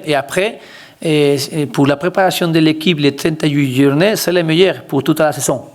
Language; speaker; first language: French; non-native, learner; Spanish